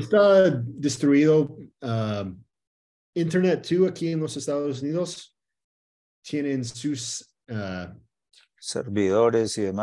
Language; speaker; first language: Spanish; early bilingual, heritage; Spanish